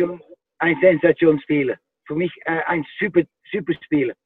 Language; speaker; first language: German; non-native, fluent; Dutch